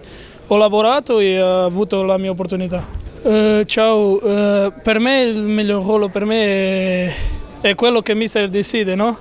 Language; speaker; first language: Italian; non-native, fluent; Portuguese